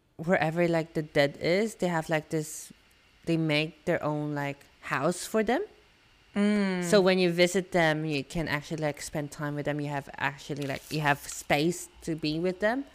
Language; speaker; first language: English; non-native, local second language; Filipino